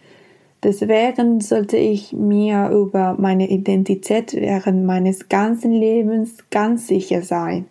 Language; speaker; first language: German; non-native, fluent; Spanish